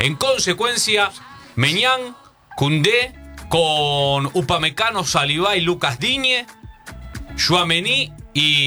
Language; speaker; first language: Spanish; native; Spanish